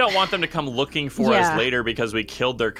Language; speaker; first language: English; native; English